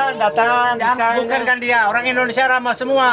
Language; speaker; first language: Indonesian; non-native, learner; Spanish